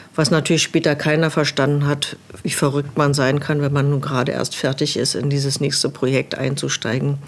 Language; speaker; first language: German; native; German